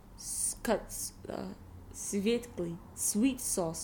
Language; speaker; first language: Russian; non-native, learner; English